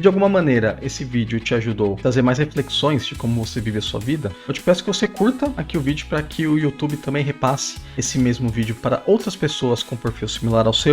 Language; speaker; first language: Portuguese; native; Portuguese